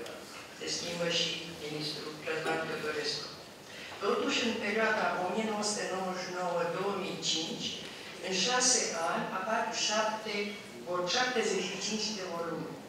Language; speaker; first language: Romanian; native; Romanian